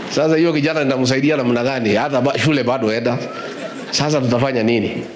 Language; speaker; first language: Swahili; non-native, local second language; Kikuyu